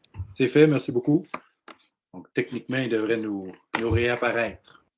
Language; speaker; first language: French; native; French